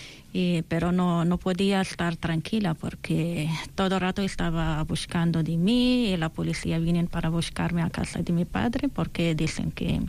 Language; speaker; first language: Spanish; non-native, learner; Arabic